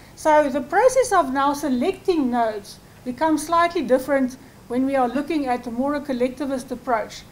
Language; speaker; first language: English; non-native, local second language; Afrikaans